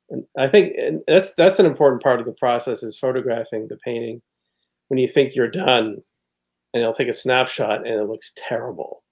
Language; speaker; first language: English; native; English